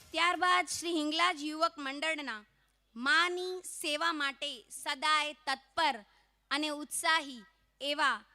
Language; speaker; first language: Gujarati; non-native, local second language; Kachhi